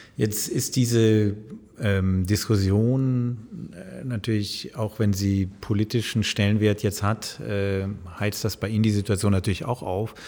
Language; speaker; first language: German; native; German